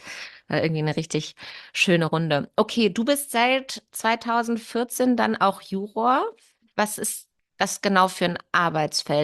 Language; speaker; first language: German; native; German